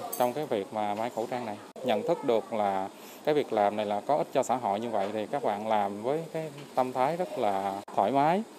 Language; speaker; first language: Vietnamese; native; Vietnamese